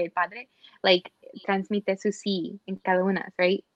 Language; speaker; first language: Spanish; early bilingual, heritage; Spanish